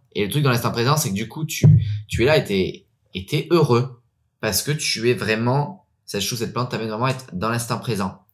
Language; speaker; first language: French; early bilingual, heritage; French